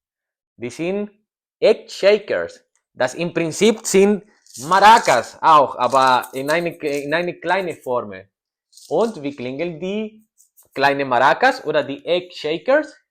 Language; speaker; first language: German; non-native, learner; Spanish